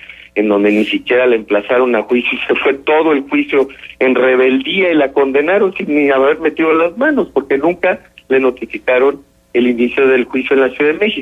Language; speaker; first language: Spanish; native; Spanish